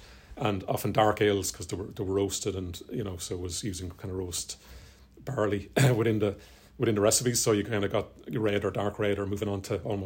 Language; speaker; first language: English; native; English